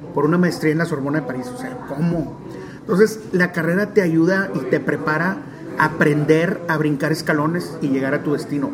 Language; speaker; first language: Spanish; non-native, local second language; English